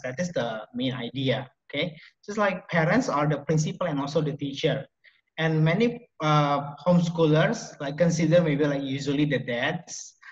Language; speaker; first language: English; non-native, fluent; Indonesian